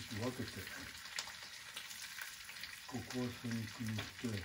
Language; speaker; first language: Japanese; native; Japanese